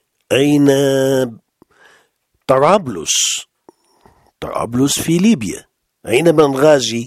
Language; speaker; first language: Arabic; non-native, fluent; French